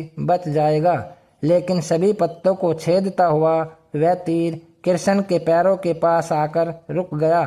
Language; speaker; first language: Hindi; native; Hindi